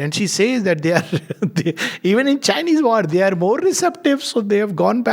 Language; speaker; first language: English; non-native, local second language; Hindi